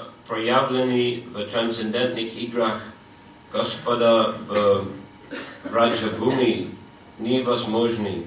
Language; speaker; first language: Russian; non-native, fluent; English